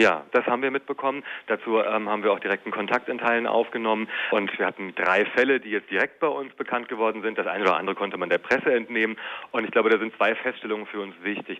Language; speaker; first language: German; native; German